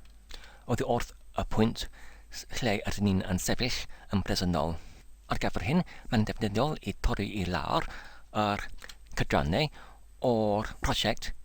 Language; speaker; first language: Welsh; non-native, learner; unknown